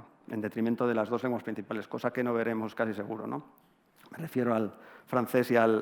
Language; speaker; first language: Spanish; native; Spanish